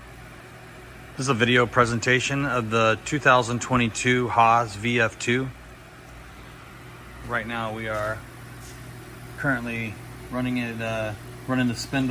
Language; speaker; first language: English; native; English